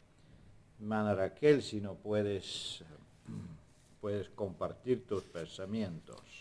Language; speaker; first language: Spanish; non-native, fluent; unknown